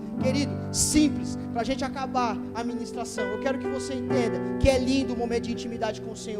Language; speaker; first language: Portuguese; native; Portuguese